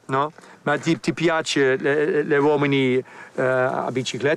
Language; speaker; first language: Italian; non-native, learner; Dutch